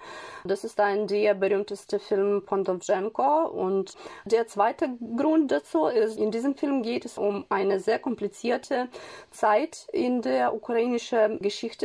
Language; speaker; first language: German; non-native, fluent; Ukrainian